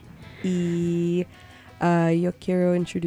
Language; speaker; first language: Spanish; non-native, learner; English